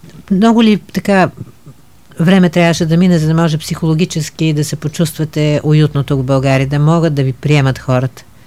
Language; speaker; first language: Bulgarian; native; Bulgarian